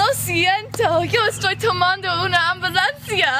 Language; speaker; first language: Spanish; non-native, learner; English